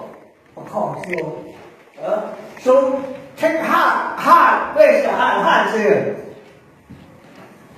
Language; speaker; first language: English; non-native, learner; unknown